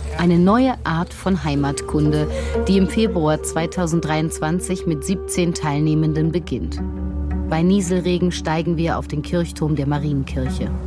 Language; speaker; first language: German; native; German